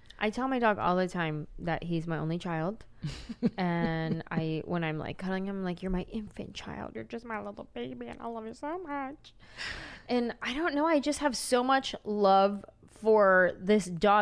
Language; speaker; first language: English; native; English